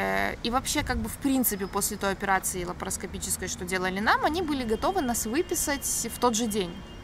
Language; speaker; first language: Russian; native; Russian